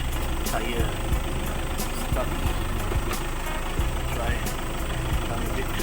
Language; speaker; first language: English; non-native, local second language; Malay